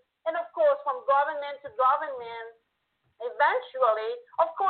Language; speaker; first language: English; non-native, fluent; French